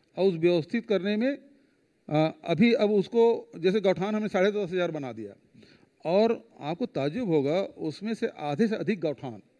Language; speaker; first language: Hindi; native; Hindi